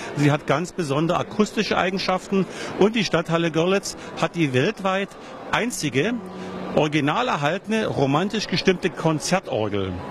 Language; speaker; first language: German; native; German